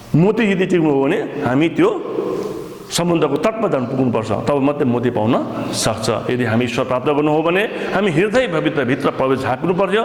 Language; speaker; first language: Nepali; native; Nepali